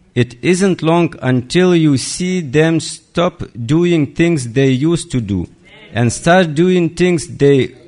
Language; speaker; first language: English; non-native, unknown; Lithuanian